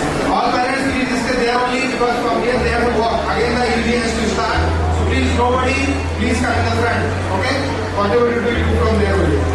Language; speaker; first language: English; non-native, local second language; Telugu